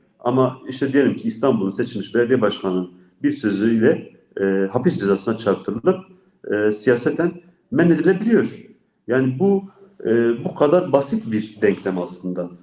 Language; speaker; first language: Turkish; non-native, local second language; Kurdish